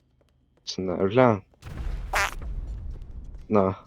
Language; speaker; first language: Danish; native; Danish